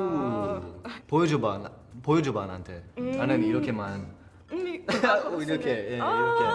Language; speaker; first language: Korean; non-native, learner; English